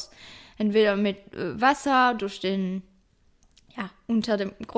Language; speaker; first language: German; non-native, fluent; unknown